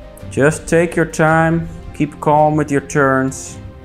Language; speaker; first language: English; non-native, fluent; Dutch